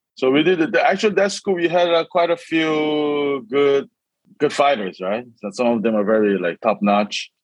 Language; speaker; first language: English; early bilingual, other home language; Korean